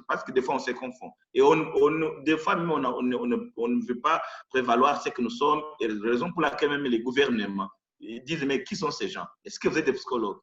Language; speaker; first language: French; non-native, local second language; Rundi